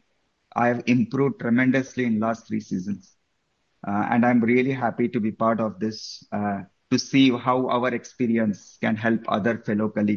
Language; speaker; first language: English; non-native, local second language; Marathi